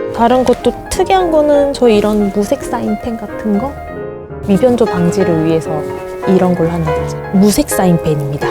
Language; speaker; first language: Korean; native; Korean